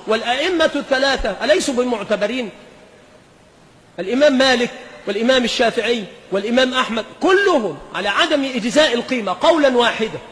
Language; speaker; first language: Arabic; native; Arabic